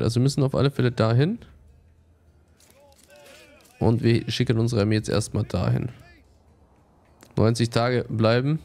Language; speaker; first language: German; native; German